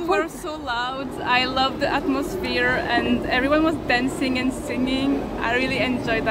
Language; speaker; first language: English; non-native, fluent; French